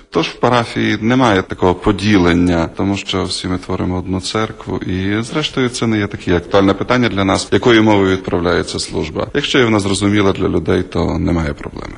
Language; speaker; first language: Ukrainian; native; Ukrainian